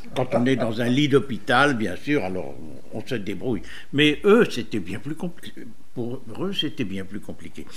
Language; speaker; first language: French; native; French